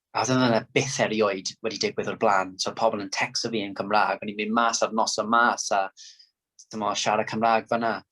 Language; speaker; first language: Welsh; non-native, local second language; English